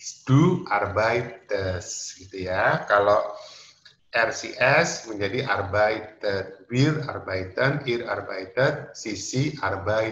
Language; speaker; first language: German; non-native, fluent; Indonesian